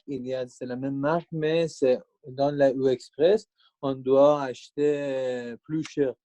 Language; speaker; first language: French; non-native, learner; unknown